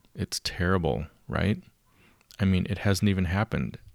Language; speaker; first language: English; native; English